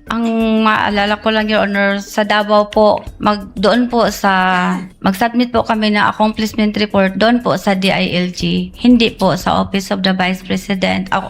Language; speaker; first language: Filipino; non-native, local second language; Cebuano